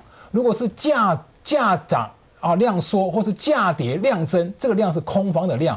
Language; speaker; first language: Chinese; native; Chinese